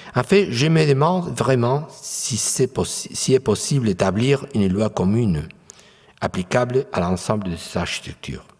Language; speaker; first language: French; non-native, fluent; Spanish